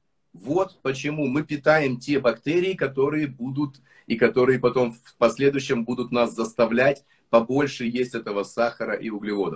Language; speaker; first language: Russian; native; Russian